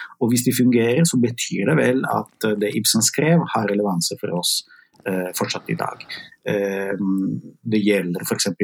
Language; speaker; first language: Norwegian; non-native, fluent; Italian